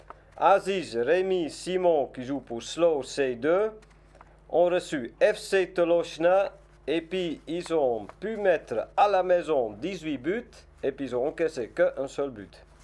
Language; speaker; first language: French; non-native, learner; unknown